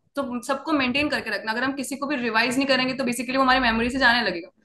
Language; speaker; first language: Hindi; native; Hindi